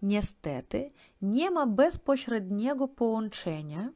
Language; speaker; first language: Polish; non-native, learner; Russian